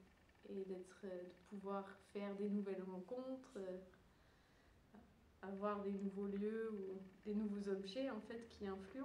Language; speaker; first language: French; early bilingual, other home language; Dutch